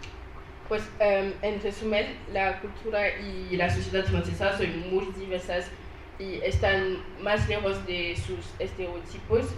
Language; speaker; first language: Spanish; non-native, learner; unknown